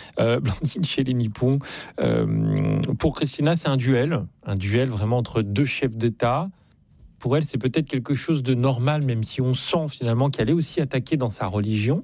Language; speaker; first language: French; native; French